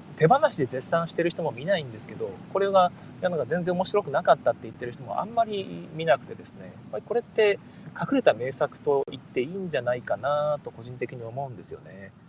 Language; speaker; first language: Japanese; native; Japanese